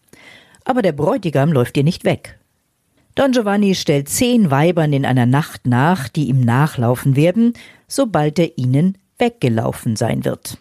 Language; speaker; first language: German; native; German